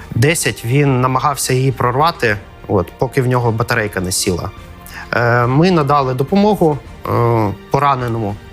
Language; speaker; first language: Ukrainian; native; Ukrainian